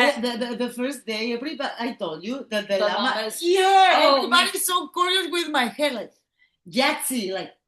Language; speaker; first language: English; non-native, learner; Catalan